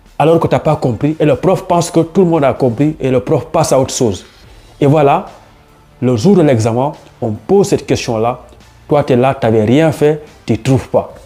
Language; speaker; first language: French; non-native, local second language; Wolof